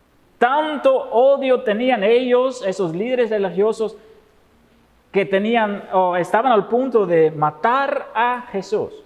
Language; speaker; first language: Spanish; non-native, fluent; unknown